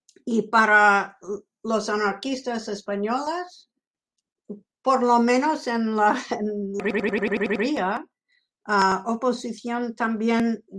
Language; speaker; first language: Spanish; non-native, fluent; English